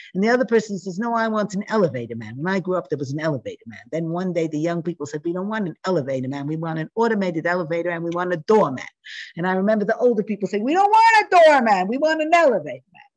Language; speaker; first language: English; native; English